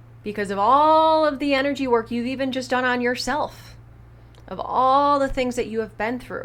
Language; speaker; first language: English; native; English